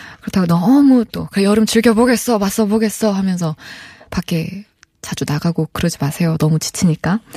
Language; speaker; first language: Korean; native; Korean